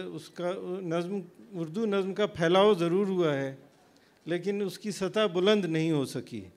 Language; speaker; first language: Urdu; non-native, local second language; Baluchi